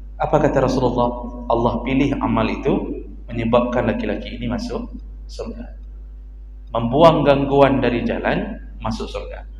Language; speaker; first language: Malay; non-native, local second language; Achinese